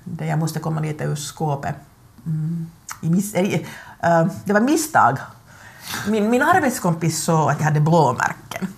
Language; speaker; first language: Swedish; native; Swedish